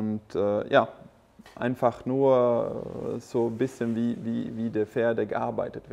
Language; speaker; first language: German; non-native, fluent; Swedish